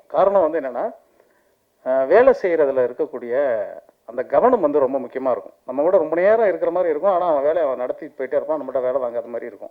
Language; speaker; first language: Tamil; native; Tamil